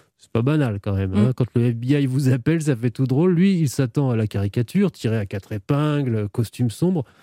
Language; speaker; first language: French; native; French